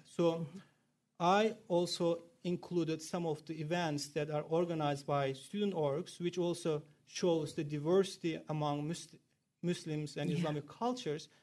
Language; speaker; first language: English; non-native, fluent; Turkish